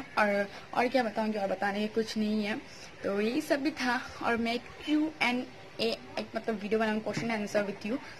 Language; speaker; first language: Hindi; non-native, local second language; Bangla